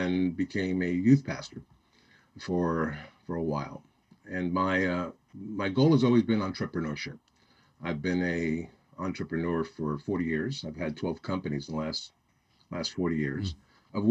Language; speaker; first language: English; native; English